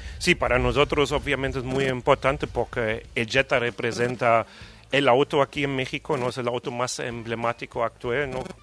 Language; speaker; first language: Spanish; non-native, fluent; German